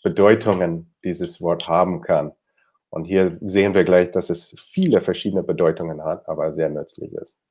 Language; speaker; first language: German; non-native, fluent; English